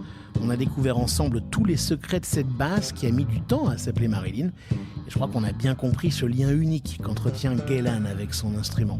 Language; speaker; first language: French; native; French